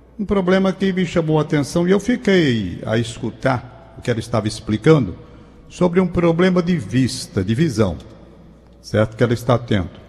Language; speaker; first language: Portuguese; native; Portuguese